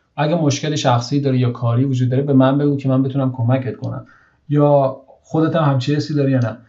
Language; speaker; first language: Persian; native; Persian